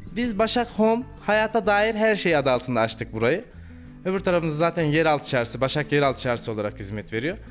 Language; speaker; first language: Turkish; native; Turkish